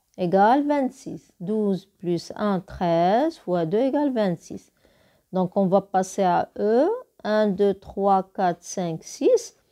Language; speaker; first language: French; non-native, local second language; Arabic